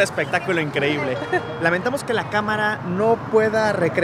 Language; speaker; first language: Spanish; native; Spanish